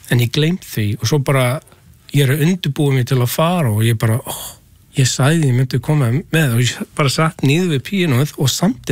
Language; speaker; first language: Icelandic; non-native, learner; English